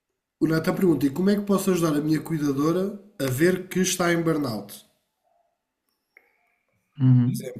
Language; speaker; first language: Portuguese; native; Portuguese